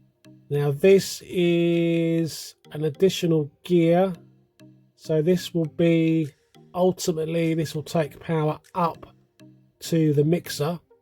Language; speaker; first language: English; native; English